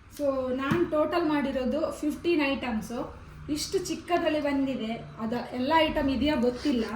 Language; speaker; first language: Kannada; non-native, local second language; Tulu